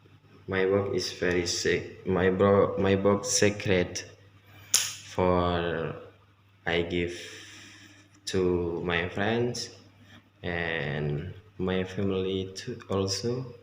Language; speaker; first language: English; non-native, learner; Indonesian